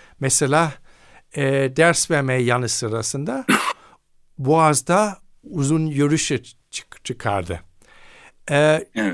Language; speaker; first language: Turkish; non-native, fluent; German